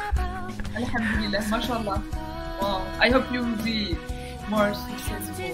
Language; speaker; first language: English; non-native, fluent; French